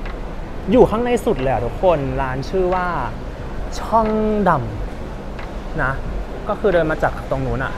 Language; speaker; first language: Thai; native; Thai